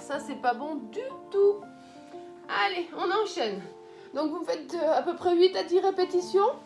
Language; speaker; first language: French; native; French